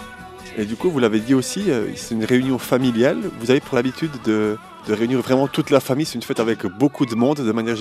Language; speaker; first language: French; native; French